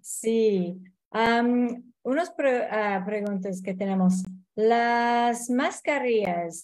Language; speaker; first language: Spanish; non-native, fluent; English